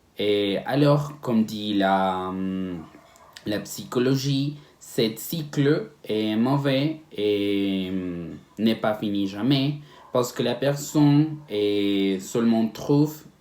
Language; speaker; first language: French; non-native, learner; Spanish